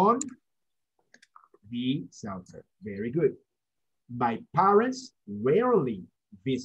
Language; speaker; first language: English; non-native, fluent; Spanish